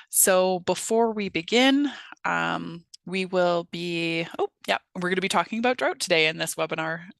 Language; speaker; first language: English; native; English